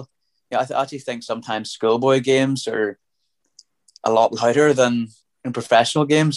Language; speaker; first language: English; native; English